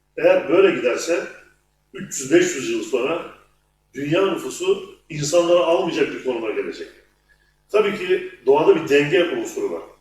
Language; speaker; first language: Turkish; native; Turkish